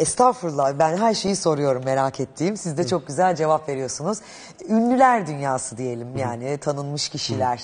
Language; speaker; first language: Turkish; native; Turkish